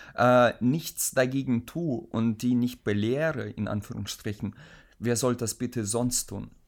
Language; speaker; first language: German; native; German